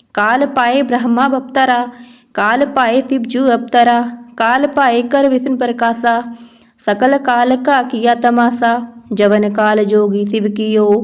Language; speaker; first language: Hindi; non-native, local second language; Punjabi